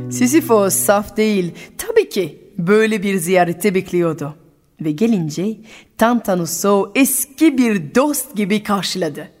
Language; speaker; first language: Turkish; non-native, fluent; French